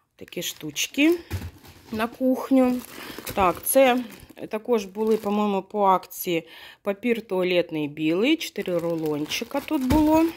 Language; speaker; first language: Ukrainian; non-native, local second language; Russian